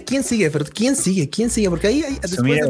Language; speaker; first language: Spanish; native; Spanish